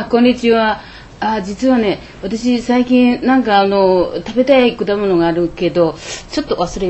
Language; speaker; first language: Japanese; non-native, learner; Chinese